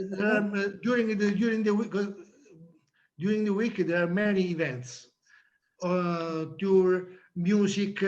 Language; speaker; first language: English; non-native, learner; Italian